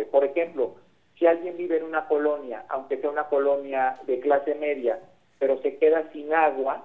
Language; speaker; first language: Spanish; native; Spanish